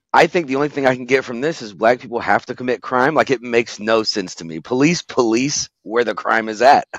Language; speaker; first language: English; native; English